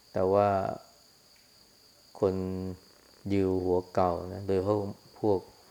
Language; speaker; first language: Thai; native; Thai